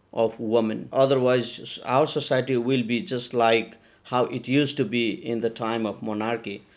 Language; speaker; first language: English; non-native, local second language; Nepali